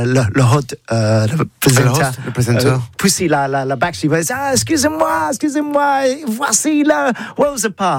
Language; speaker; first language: French; non-native, learner; English